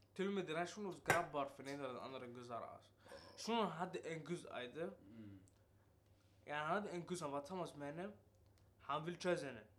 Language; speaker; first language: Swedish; early bilingual, other home language; Arabic